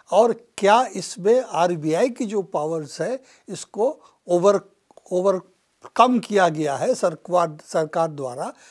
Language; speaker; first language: Hindi; non-native, local second language; Bangla